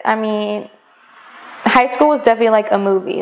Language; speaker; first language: English; native; English